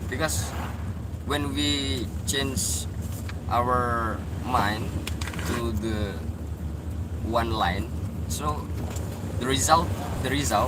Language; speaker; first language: English; non-native, learner; Indonesian